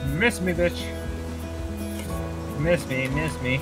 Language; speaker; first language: English; native; English